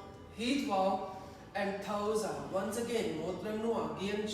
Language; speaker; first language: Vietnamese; non-native, learner; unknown